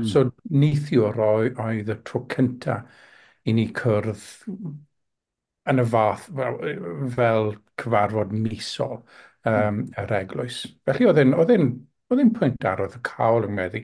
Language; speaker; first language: Welsh; non-native, local second language; English